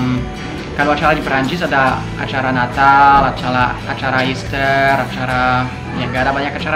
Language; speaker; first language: Indonesian; non-native, fluent; French